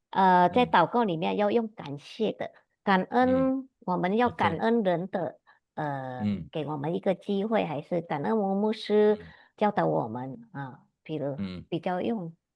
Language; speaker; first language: Chinese; non-native, learner; Indonesian